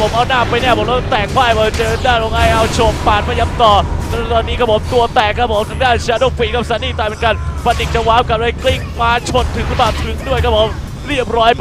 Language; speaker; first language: Thai; native; Thai